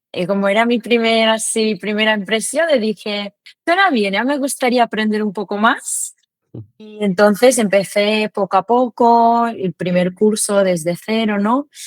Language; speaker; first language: Spanish; non-native, fluent; Ukrainian